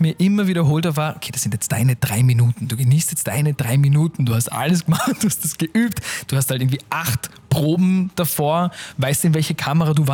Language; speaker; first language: German; native; German